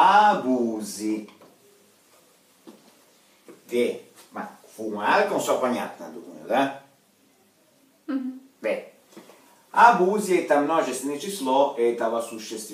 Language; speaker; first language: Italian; non-native, fluent; Russian